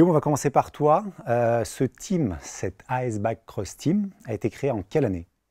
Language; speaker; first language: French; native; French